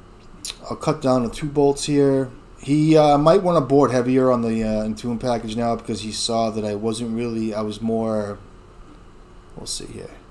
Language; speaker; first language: English; native; English